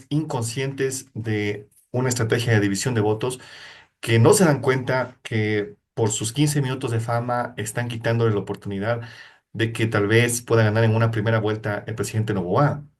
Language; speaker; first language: Spanish; native; Spanish